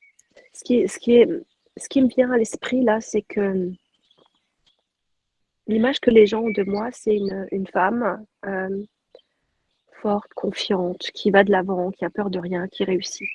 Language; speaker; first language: French; native; French